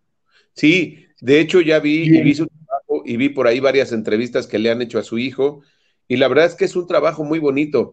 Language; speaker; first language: Spanish; native; Spanish